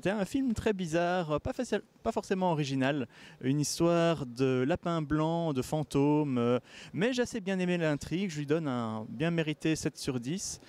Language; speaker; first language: French; native; French